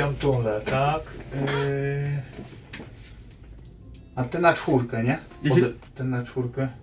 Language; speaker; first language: Polish; native; Polish